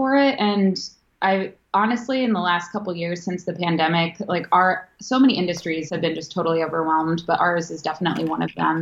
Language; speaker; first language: English; native; English